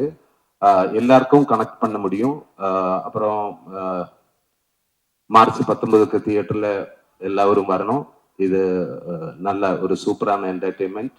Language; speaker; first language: Tamil; non-native, learner; Malayalam